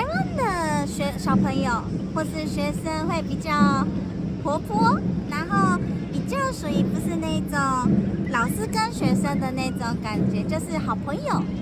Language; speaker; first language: Chinese; early bilingual, heritage; Japanese